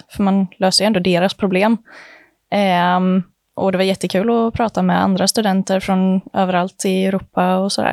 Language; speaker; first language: Swedish; native; Swedish